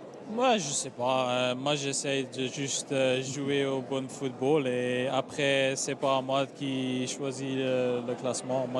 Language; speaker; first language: French; non-native, local second language; Dutch